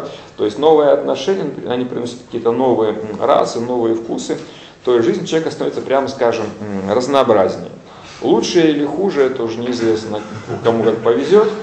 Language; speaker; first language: Russian; native; Russian